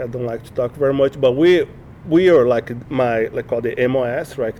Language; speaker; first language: English; non-native, learner; Portuguese